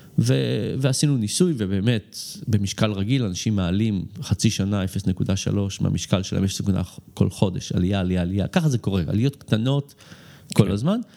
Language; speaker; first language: Hebrew; early bilingual, other home language; English